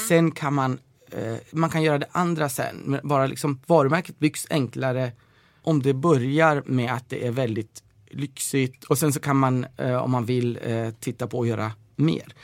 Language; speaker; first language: Swedish; early bilingual, other home language; Persian